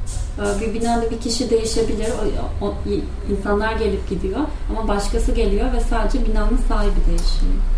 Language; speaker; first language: Turkish; native; Turkish